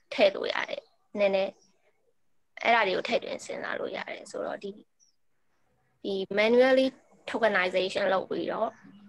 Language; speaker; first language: Burmese; native; Burmese